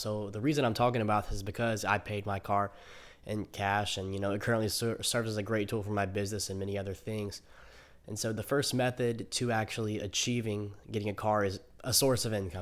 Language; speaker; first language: English; native; English